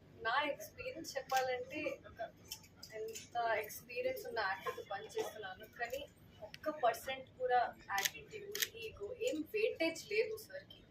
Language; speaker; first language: Telugu; non-native, local second language; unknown